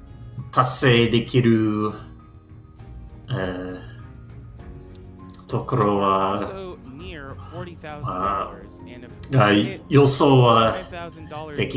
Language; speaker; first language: Japanese; non-native, learner; English